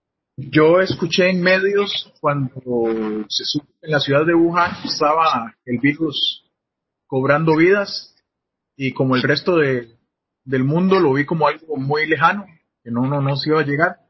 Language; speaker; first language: Spanish; native; Spanish